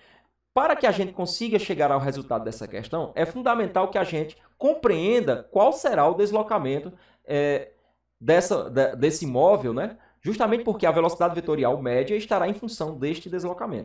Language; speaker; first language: Portuguese; native; Portuguese